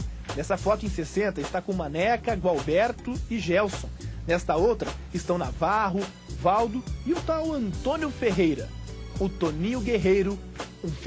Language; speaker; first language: Portuguese; native; Portuguese